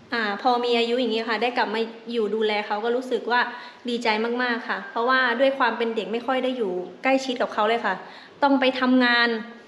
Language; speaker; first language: Thai; non-native, local second language; Khmer